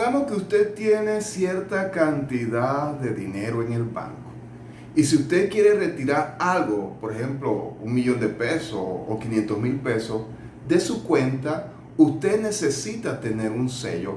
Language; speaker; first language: Spanish; native; Spanish